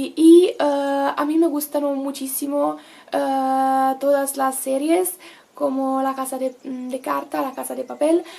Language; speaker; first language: Spanish; non-native, learner; Italian